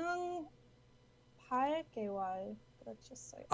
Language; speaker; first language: Korean; non-native, learner; English